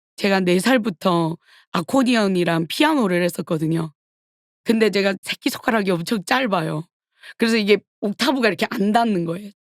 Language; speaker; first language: Korean; early bilingual, heritage; Korean